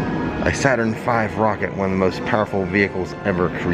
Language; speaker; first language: English; native; English